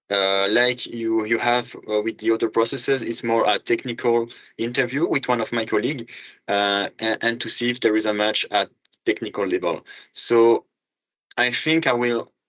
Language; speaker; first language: English; non-native, fluent; French